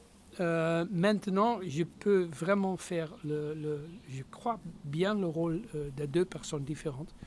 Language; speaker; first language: French; non-native, fluent; Dutch